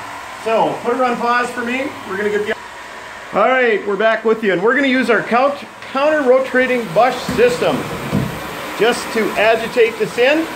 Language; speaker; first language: English; native; English